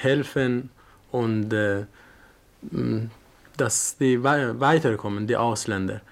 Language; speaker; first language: German; non-native, fluent; Persian